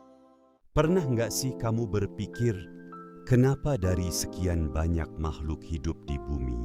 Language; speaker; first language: Indonesian; native; Indonesian